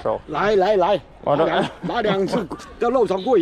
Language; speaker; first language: Chinese; native; Chinese